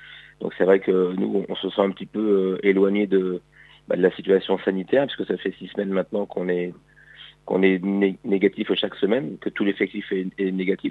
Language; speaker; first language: French; native; French